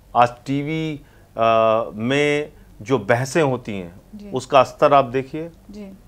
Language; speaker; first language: Hindi; native; Hindi